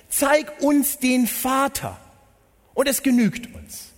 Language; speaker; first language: German; native; German